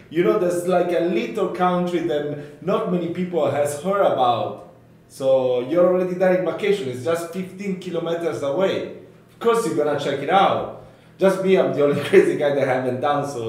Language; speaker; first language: English; non-native, fluent; Italian